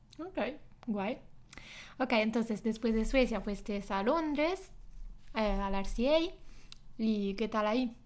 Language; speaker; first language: Spanish; non-native, fluent; Italian